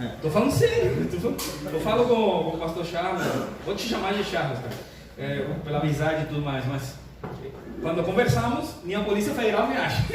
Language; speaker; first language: Portuguese; non-native, fluent; Spanish